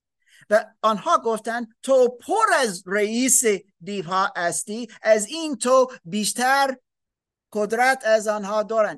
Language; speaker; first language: Persian; non-native, learner; English